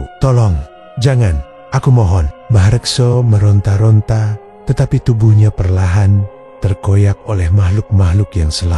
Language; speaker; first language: Indonesian; native; Indonesian